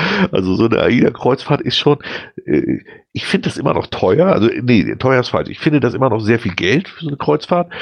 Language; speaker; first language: German; native; German